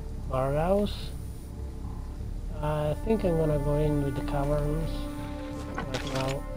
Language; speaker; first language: English; non-native, fluent; Italian